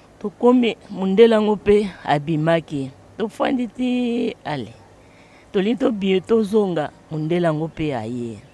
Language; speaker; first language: Lingala; non-native, local second language; Luba-Lulua